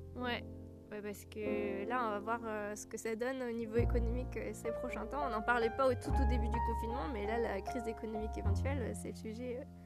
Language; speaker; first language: French; native; French